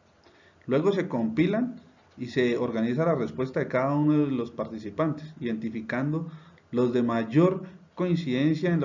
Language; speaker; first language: Spanish; native; Spanish